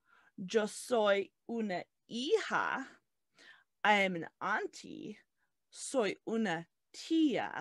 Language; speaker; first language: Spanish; non-native, learner; English